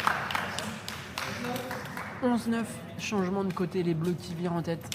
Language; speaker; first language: French; native; French